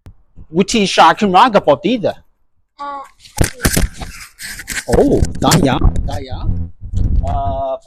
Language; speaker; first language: Welsh; non-native, learner; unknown